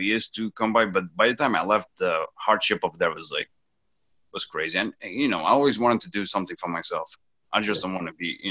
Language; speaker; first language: English; non-native, fluent; Portuguese